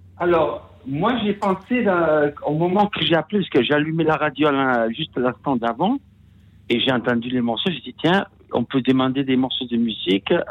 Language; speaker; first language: French; non-native, fluent; Italian